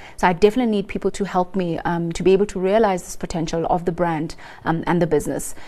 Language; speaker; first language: English; non-native, local second language; Xhosa